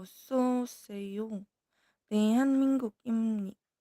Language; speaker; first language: Korean; non-native, fluent; Filipino